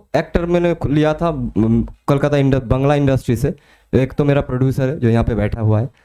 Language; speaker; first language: Hindi; non-native, local second language; Bangla